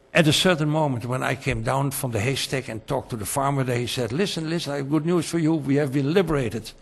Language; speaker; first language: English; non-native, fluent; Dutch